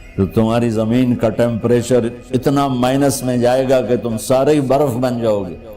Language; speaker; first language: Urdu; non-native, local second language; Punjabi